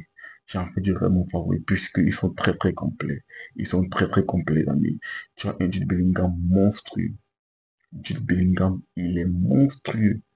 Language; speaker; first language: French; native; French